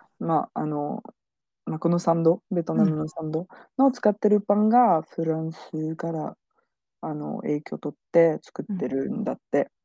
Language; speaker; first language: Japanese; non-native, fluent; French